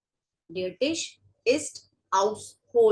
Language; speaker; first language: German; non-native, fluent; Hindi